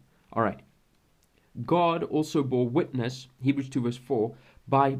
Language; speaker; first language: English; native; English